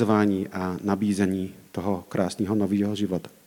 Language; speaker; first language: Czech; non-native, fluent; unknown